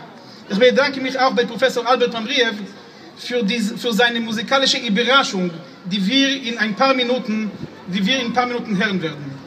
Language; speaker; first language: German; non-native, fluent; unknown